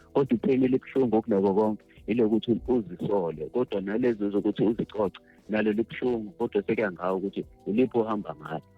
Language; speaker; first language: Zulu; native; Zulu